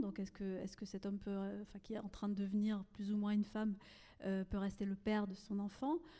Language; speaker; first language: French; native; French